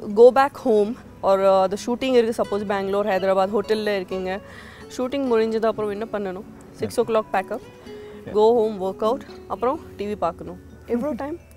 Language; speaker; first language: Tamil; non-native, local second language; Gujarati